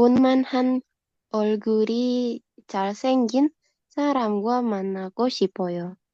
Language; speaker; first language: Korean; non-native, learner; Indonesian